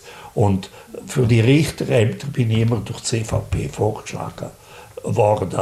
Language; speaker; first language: German; native; German